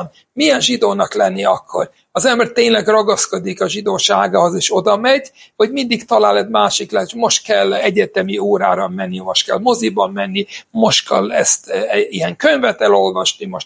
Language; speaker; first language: Hungarian; non-native, fluent; English